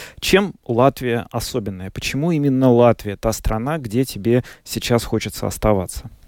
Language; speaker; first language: Russian; native; Russian